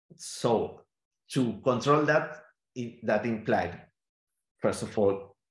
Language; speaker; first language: English; non-native, fluent; Spanish